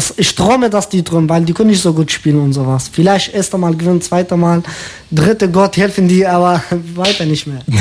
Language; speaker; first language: German; non-native, learner; Kurdish